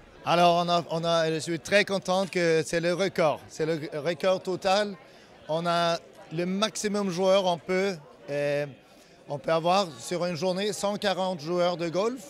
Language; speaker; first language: French; non-native, fluent; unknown